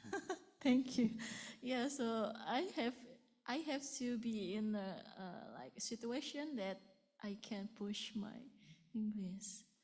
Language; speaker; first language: English; non-native, learner; Indonesian